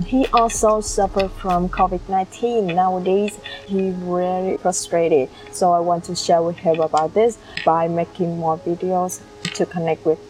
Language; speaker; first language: English; non-native, learner; Vietnamese